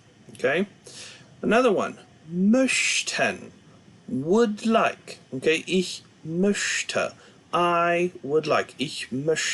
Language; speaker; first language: German; non-native, fluent; English